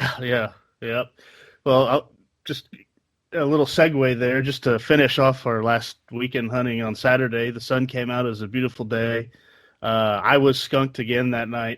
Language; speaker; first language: English; native; English